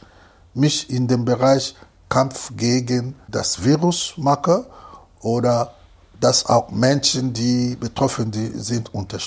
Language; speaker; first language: German; non-native, fluent; Lingala